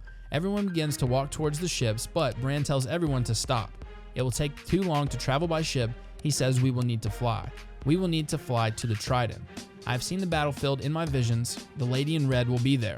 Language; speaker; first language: English; native; English